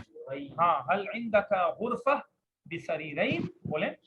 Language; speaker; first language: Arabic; non-native, fluent; Urdu